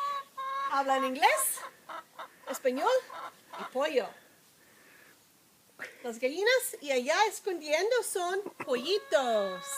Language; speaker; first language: Spanish; non-native, learner; English